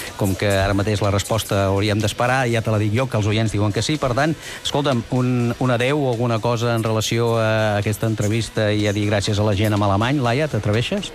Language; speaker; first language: Catalan; native; Catalan